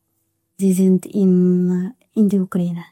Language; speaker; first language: German; non-native, learner; Russian